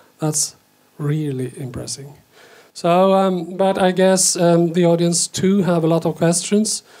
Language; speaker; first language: English; non-native, fluent; Norwegian